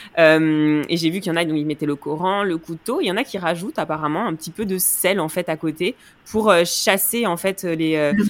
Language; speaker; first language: French; native; French